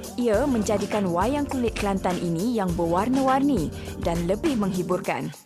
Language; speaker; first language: Malay; native; Malay